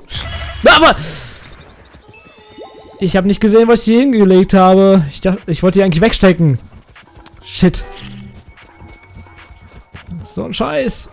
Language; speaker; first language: German; native; German